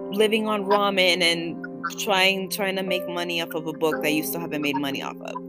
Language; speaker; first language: English; early bilingual, other home language; Spanish